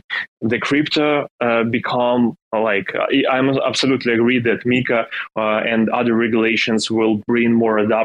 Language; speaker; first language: English; non-native, fluent; Ukrainian